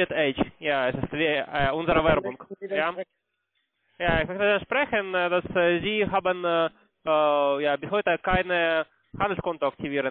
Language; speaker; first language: German; non-native, learner; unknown